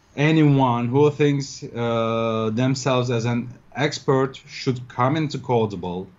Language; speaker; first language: English; non-native, fluent; Turkish